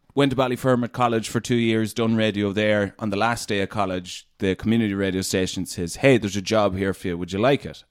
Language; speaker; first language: English; native; English